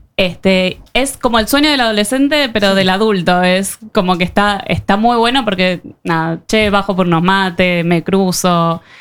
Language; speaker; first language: Spanish; native; Spanish